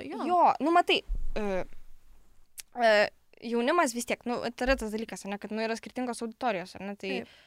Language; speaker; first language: Lithuanian; non-native, local second language; Polish